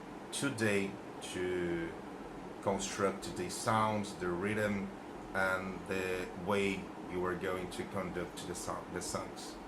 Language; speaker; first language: English; non-native, fluent; Portuguese